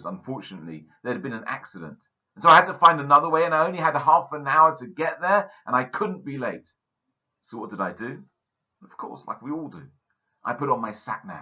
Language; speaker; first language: English; native; English